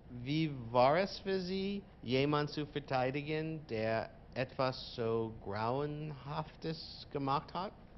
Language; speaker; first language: German; non-native, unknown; English